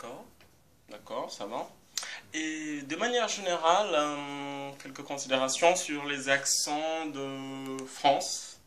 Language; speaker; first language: French; non-native, fluent; Portuguese